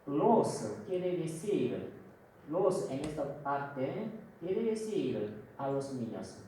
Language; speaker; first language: Spanish; non-native, fluent; Korean